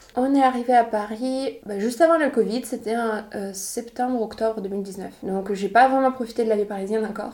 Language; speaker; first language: French; non-native, fluent; Russian